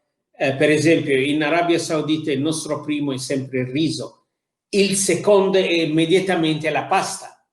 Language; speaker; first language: Italian; non-native, fluent; Arabic